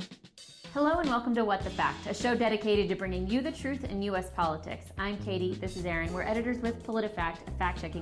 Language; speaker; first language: English; native; English